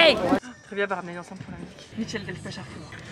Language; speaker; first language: French; native; French